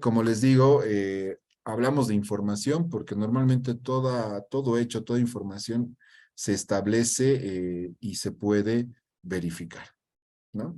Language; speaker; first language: Spanish; native; Spanish